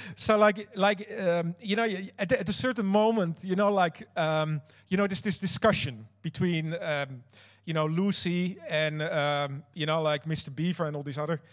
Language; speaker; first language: English; non-native, fluent; Dutch